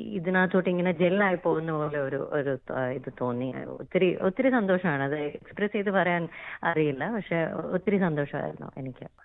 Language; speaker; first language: Malayalam; early bilingual, heritage; Malayalam